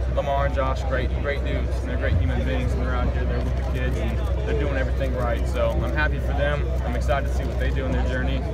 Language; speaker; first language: English; native; English